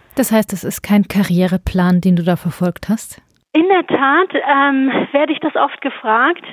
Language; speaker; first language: German; native; German